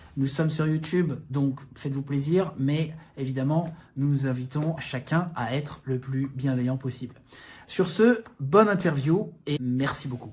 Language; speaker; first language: French; native; French